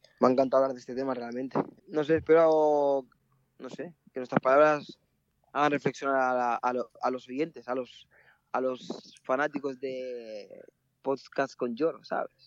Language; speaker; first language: Spanish; early bilingual, other home language; Mandingo